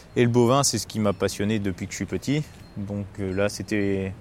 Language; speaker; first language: French; native; French